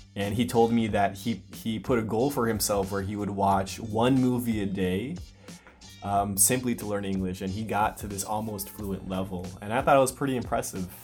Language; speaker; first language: English; native; English